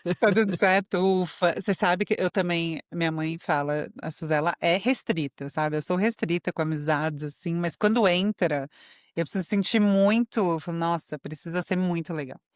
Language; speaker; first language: Portuguese; native; Portuguese